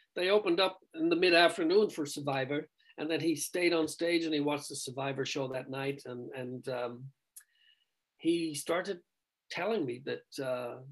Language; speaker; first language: English; native; English